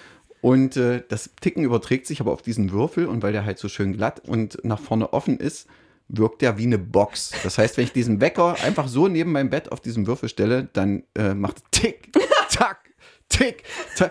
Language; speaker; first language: German; native; German